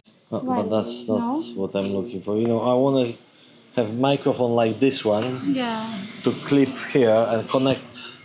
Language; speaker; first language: English; non-native, learner; Polish